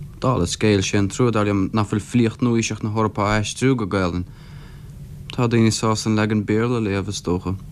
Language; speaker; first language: Irish; non-native, local second language; English